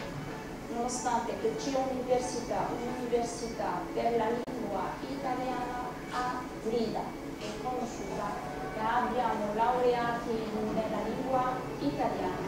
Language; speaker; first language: Italian; non-native, fluent; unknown